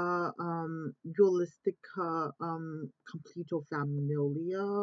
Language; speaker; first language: Spanish; non-native, learner; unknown